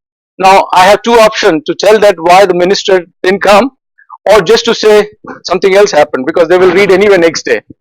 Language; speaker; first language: English; non-native, fluent; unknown